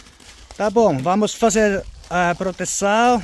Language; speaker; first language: Portuguese; non-native, learner; Finnish